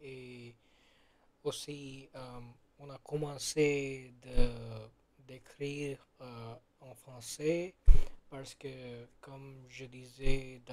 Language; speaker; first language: French; non-native, learner; Gujarati